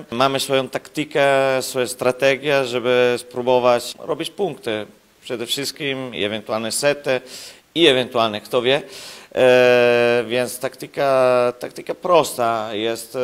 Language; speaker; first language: Polish; non-native, learner; Italian